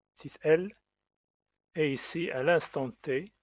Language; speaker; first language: French; non-native, local second language; Arabic